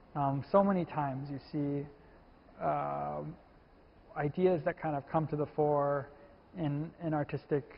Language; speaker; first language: English; native; English